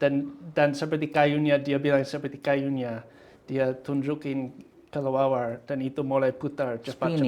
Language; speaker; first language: Indonesian; non-native, fluent; English